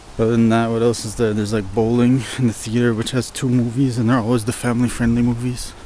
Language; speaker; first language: English; native; English